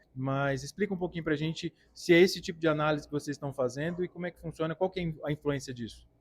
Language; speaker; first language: Portuguese; native; Portuguese